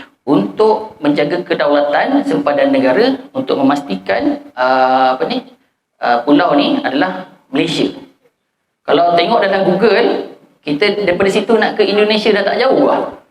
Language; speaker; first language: Malay; native; Malay